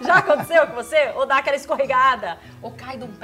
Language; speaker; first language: Portuguese; native; Portuguese